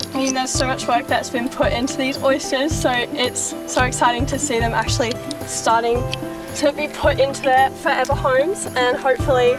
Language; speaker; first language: English; native; English